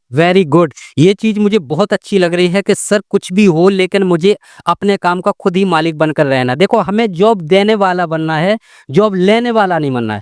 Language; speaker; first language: Hindi; native; Hindi